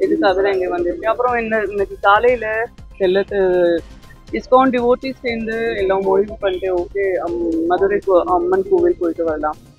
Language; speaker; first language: Tamil; non-native, fluent; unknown